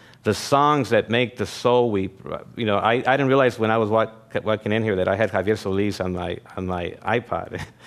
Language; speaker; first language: English; early bilingual, other home language; Spanish